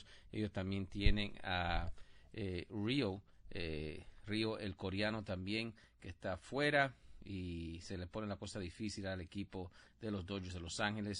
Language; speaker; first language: Spanish; native; Spanish